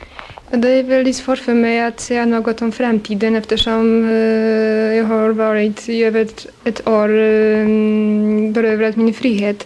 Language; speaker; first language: Swedish; non-native, fluent; Polish